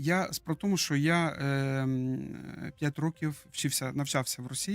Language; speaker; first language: Ukrainian; native; Ukrainian